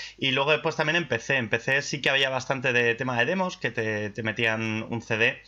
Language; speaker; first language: Spanish; native; Spanish